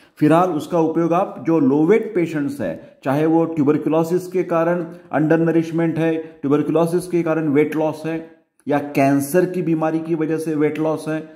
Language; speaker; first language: Hindi; non-native, local second language; Marathi